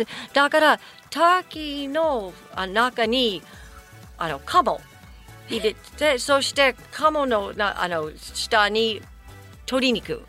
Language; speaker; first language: Japanese; non-native, fluent; English